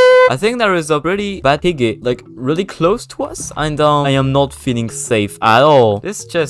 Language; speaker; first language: English; non-native, fluent; French